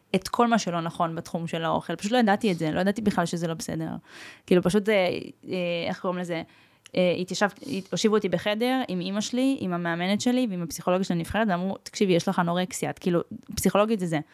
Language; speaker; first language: Hebrew; early bilingual, other home language; Russian